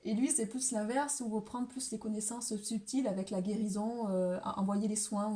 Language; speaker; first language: French; native; French